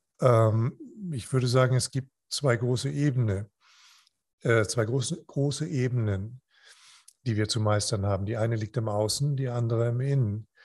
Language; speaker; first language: German; non-native, fluent; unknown